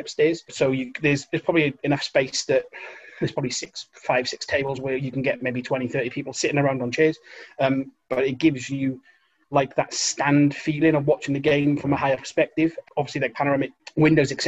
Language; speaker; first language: English; native; English